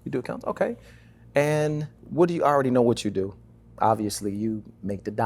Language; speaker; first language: English; native; English